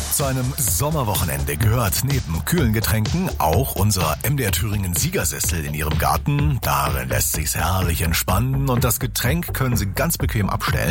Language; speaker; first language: German; native; German